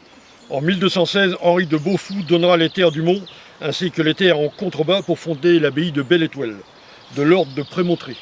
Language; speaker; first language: French; native; French